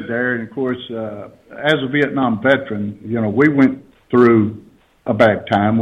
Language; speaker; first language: English; native; English